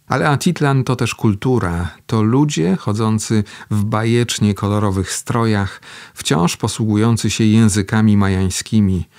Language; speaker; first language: Polish; native; Polish